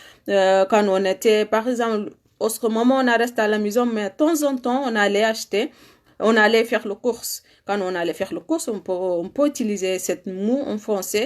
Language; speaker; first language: French; non-native, learner; Arabic